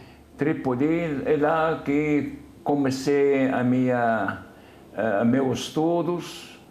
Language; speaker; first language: Portuguese; non-native, fluent; Arabic